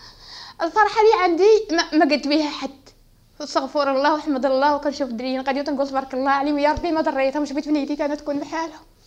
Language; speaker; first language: Arabic; native; Arabic